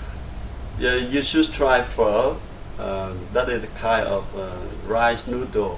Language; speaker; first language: English; non-native, learner; Vietnamese